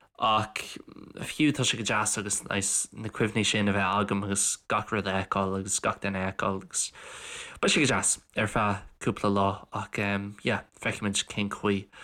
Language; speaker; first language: Irish; non-native, local second language; English